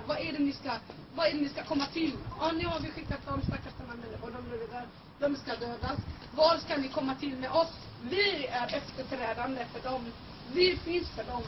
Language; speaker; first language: Swedish; non-native, fluent; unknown